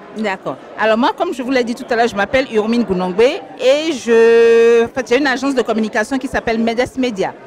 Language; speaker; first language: French; non-native, local second language; Fon